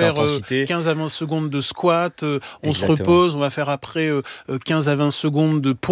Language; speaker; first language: French; native; French